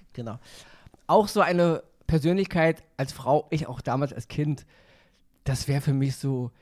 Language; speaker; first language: German; native; German